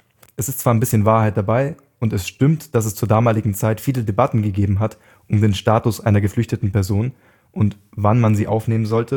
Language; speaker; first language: German; native; German